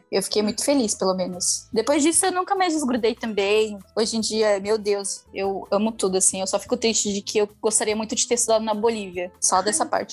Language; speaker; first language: Portuguese; non-native, local second language; Spanish